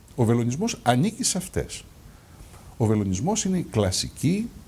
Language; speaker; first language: Greek; native; Greek